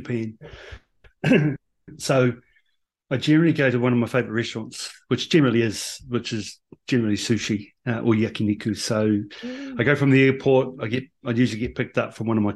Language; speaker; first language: English; native; English